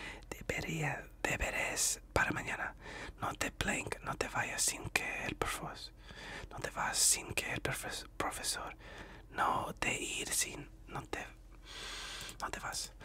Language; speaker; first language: Spanish; non-native, learner; English